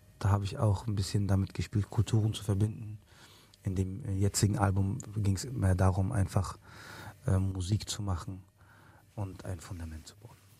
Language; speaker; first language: German; early bilingual, other home language; Arabic